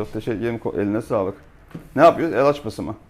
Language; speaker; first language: Turkish; native; Turkish